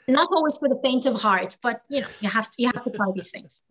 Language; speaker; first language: English; non-native, fluent; Arabic